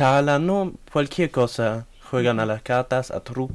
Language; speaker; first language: Spanish; non-native, learner; German